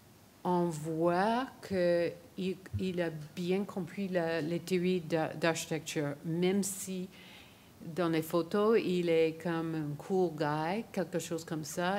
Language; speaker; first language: French; non-native, fluent; English